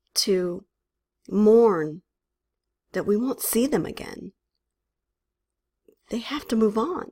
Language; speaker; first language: English; native; English